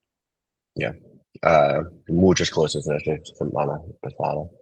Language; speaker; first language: Spanish; non-native, learner; English